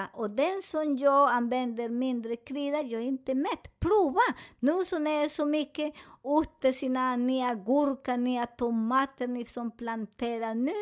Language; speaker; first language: Swedish; non-native, learner; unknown